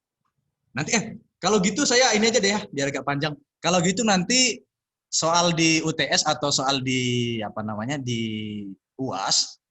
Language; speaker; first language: Indonesian; native; Indonesian